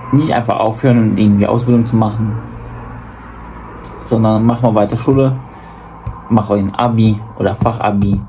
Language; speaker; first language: German; early bilingual, other home language; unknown